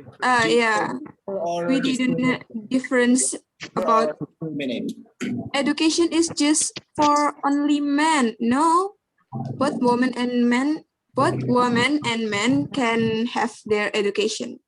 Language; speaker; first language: English; non-native, learner; Indonesian